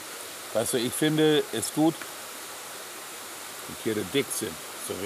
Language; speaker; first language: German; native; German